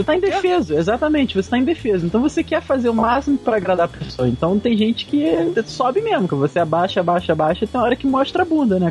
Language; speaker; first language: Portuguese; native; Portuguese